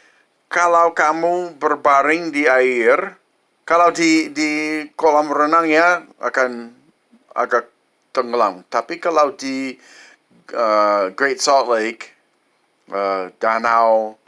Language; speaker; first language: Indonesian; non-native, fluent; English